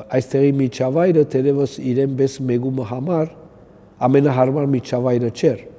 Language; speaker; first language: Armenian; early bilingual, heritage; Armenian